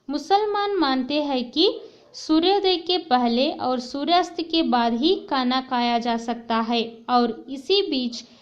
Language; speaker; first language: Hindi; non-native, local second language; Kannada